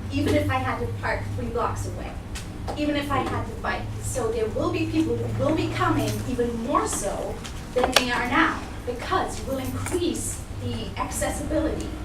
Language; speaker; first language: English; non-native, fluent; German